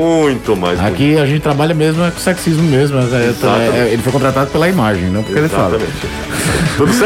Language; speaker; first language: Portuguese; native; Portuguese